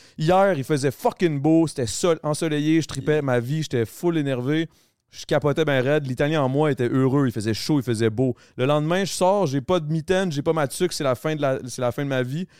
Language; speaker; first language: French; native; French